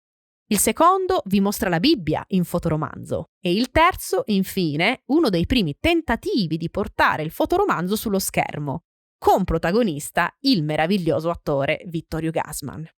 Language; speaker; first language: Italian; native; Italian